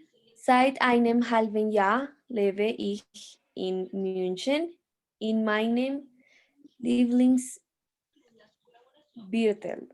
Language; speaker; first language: German; non-native, learner; Spanish